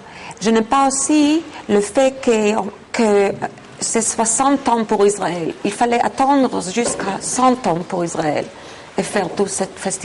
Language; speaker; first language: French; non-native, fluent; Hebrew